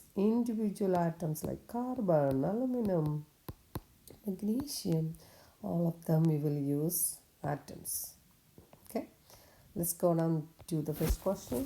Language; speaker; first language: English; non-native, local second language; Malayalam